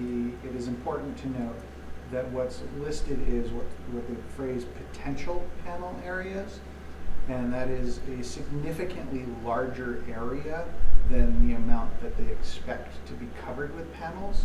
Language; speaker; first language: English; native; English